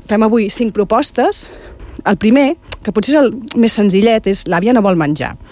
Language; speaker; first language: Catalan; native; Catalan